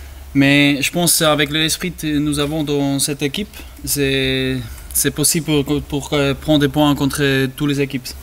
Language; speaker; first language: French; non-native, learner; German